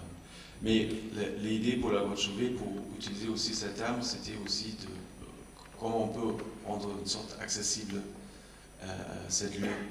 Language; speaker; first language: French; non-native, fluent; German